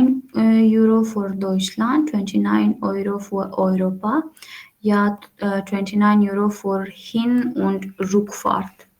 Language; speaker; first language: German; non-native, learner; Urdu